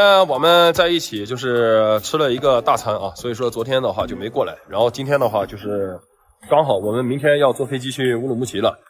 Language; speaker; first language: Chinese; native; Chinese